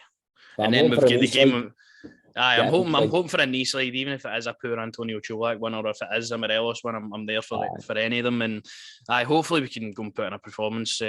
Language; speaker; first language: English; native; English